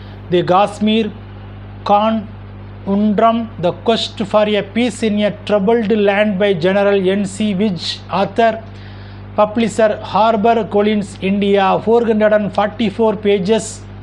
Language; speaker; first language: English; non-native, local second language; Tamil